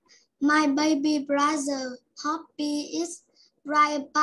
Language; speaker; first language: English; non-native, learner; Vietnamese